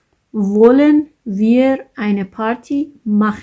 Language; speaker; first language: German; non-native, learner; Persian